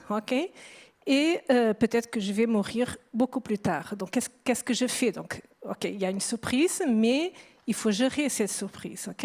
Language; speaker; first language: French; non-native, fluent; Portuguese